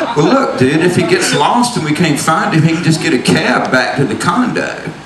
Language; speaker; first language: English; native; English